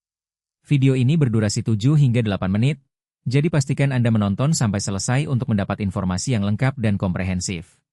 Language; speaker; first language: Indonesian; native; Indonesian